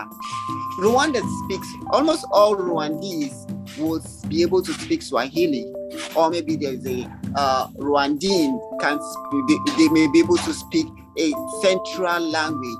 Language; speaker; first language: English; non-native, local second language; Ibibio